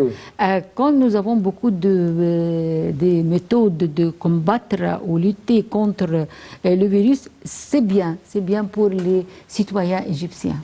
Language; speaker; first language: French; non-native, fluent; Arabic